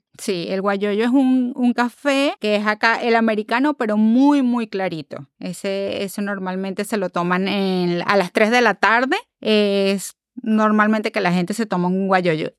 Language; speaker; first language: Spanish; native; Spanish